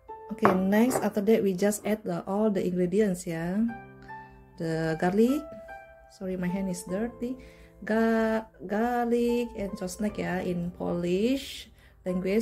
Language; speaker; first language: English; non-native, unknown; Indonesian